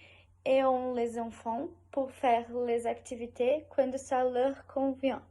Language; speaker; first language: French; non-native, learner; Portuguese